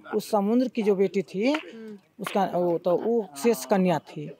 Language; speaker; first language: Hindi; native; Hindi